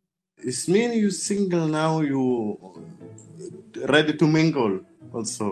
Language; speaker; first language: English; non-native, learner; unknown